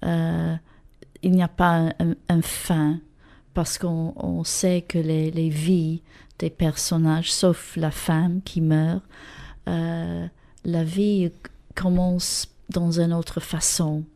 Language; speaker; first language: French; non-native, fluent; English